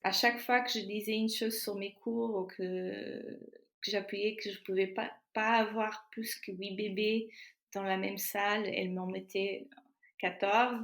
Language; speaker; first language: French; non-native, fluent; Portuguese